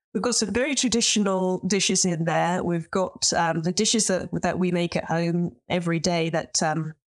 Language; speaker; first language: English; native; English